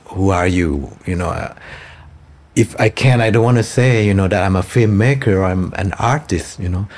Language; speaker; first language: English; non-native, fluent; Thai